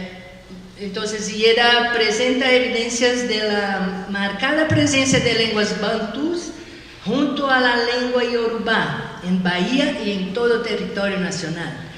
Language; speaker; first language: Spanish; non-native, learner; Portuguese